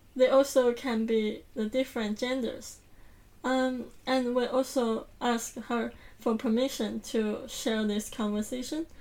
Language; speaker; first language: English; non-native, learner; Chinese